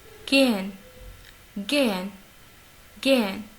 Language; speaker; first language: German; non-native, learner; Arabic